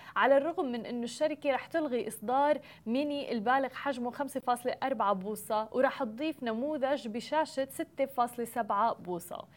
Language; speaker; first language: Arabic; native; Arabic